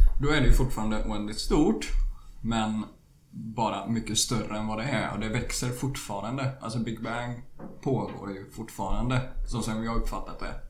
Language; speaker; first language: Swedish; native; Swedish